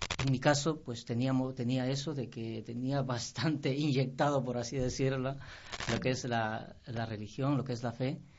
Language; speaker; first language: Spanish; native; Spanish